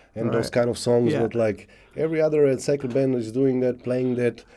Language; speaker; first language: English; non-native, fluent; Serbian